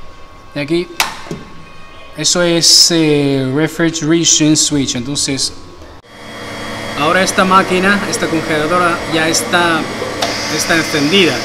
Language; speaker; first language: Spanish; non-native, fluent; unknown